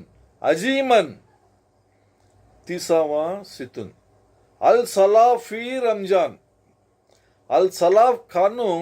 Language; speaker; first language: Arabic; non-native, learner; Telugu